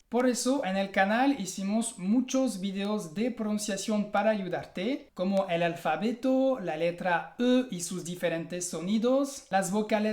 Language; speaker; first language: Spanish; non-native, fluent; French